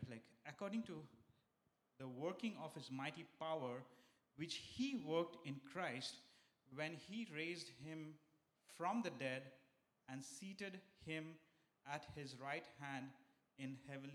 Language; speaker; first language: English; non-native, local second language; Bangla